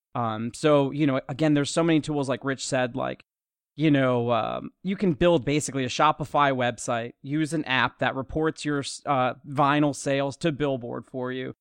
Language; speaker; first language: English; native; English